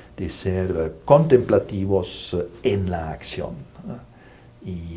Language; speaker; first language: Spanish; non-native, fluent; German